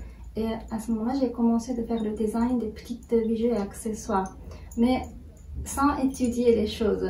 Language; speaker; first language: French; non-native, fluent; Japanese